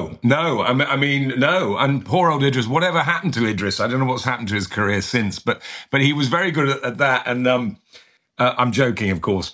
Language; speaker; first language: English; native; English